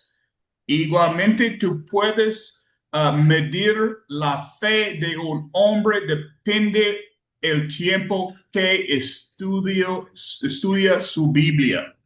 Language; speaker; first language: Spanish; non-native, learner; English